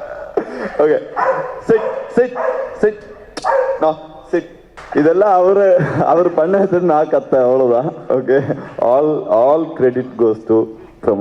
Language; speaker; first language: Tamil; non-native, learner; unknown